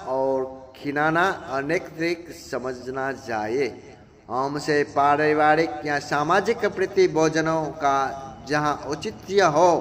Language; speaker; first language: Hindi; non-native, local second language; Gujarati